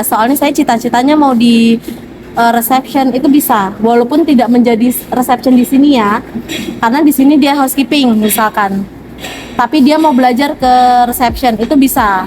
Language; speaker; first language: Indonesian; native; Indonesian